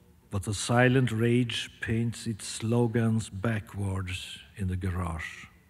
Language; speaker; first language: English; non-native, fluent; Swedish